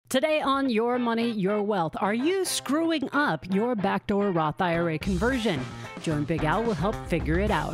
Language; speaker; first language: English; native; English